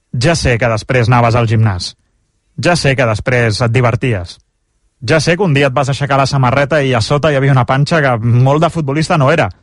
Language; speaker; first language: Catalan; native; Catalan